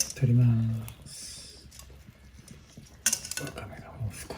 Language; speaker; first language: Japanese; native; Japanese